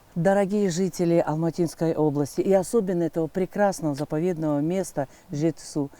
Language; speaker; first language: Russian; non-native, local second language; Kazakh